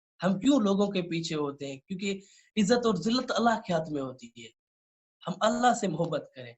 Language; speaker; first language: Urdu; non-native, local second language; Sindhi